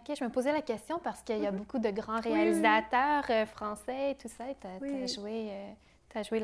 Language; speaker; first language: French; native; French